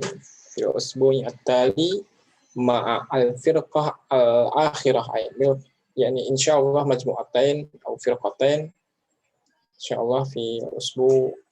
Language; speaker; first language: Arabic; non-native, fluent; Indonesian